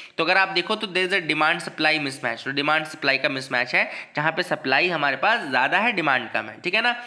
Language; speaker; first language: Hindi; native; Hindi